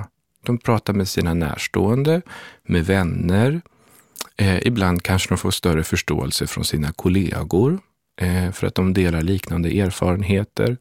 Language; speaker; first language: Swedish; native; Swedish